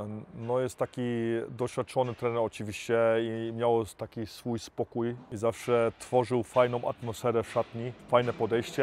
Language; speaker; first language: Polish; early bilingual, heritage; Polish